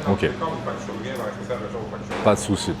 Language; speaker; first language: French; native; French